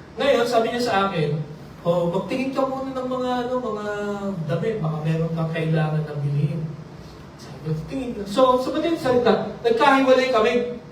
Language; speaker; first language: Filipino; non-native, local second language; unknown